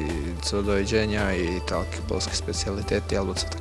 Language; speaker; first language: Polish; non-native, learner; Croatian